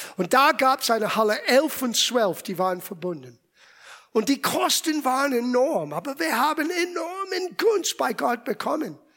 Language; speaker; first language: German; non-native, fluent; English